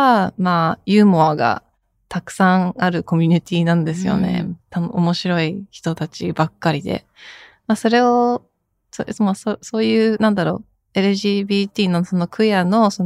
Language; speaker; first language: Japanese; early bilingual, heritage; Japanese